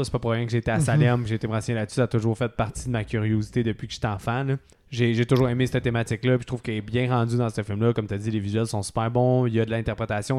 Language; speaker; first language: French; native; French